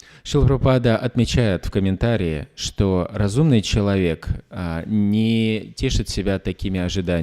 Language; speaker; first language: Russian; native; Russian